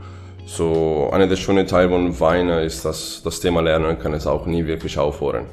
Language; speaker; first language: German; non-native, fluent; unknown